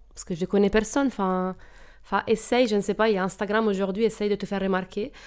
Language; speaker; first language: French; non-native, fluent; Italian